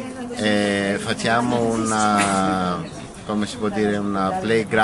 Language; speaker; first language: Italian; non-native, learner; Greek